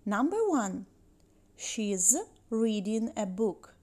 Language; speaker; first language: English; non-native, fluent; Ukrainian